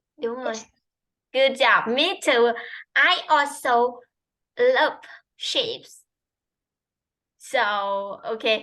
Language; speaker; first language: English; non-native, fluent; Vietnamese